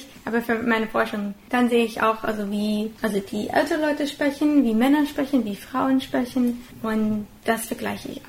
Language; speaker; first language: German; non-native, fluent; English